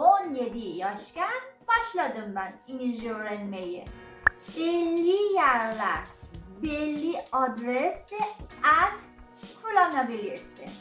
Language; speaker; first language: Turkish; non-native, learner; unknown